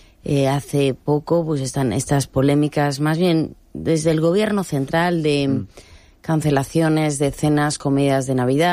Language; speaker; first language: Spanish; native; Spanish